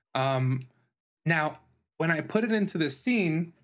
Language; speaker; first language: English; native; English